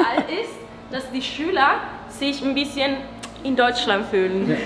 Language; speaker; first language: German; non-native, fluent; Spanish